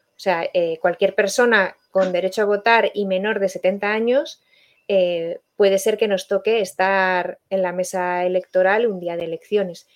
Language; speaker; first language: Spanish; native; Spanish